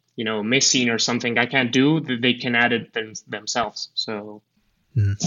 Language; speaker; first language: English; non-native, fluent; Spanish